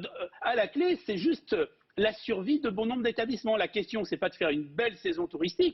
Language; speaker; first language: French; native; French